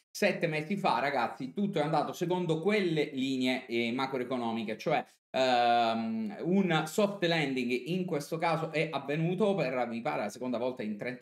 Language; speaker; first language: Italian; native; Italian